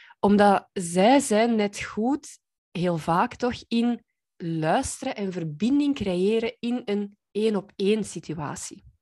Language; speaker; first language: Dutch; native; Dutch